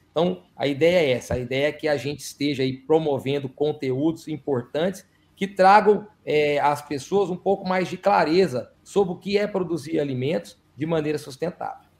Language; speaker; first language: Portuguese; native; Portuguese